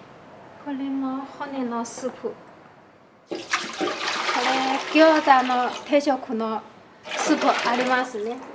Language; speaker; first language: Japanese; non-native, learner; Chinese